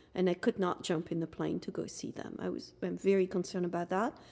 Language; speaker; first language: English; non-native, fluent; French